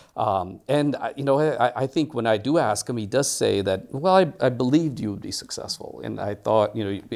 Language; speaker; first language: English; early bilingual, other home language; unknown